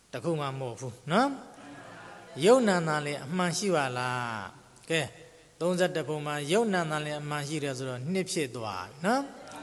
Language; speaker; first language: Burmese; native; Burmese